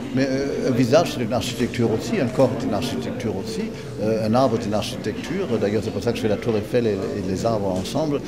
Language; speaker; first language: French; non-native, fluent; German